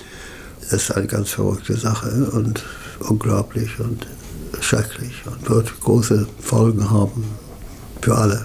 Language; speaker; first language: German; early bilingual, heritage; German